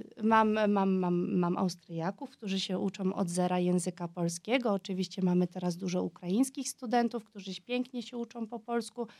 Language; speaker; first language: Polish; early bilingual, heritage; Polish